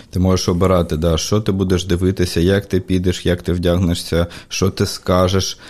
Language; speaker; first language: Ukrainian; native; Ukrainian